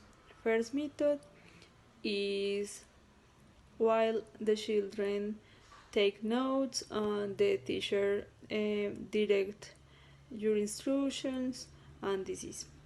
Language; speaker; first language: English; non-native, learner; Spanish